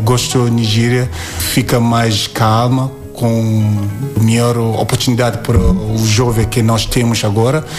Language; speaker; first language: Portuguese; non-native, learner; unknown